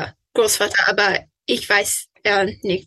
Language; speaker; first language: German; non-native, learner; English